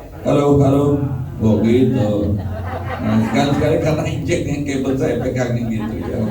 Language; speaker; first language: Indonesian; non-native, learner; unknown